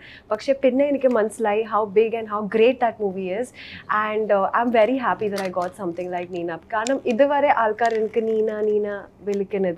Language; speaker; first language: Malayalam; early bilingual, heritage; Malayalam